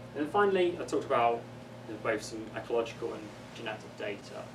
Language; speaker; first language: English; native; English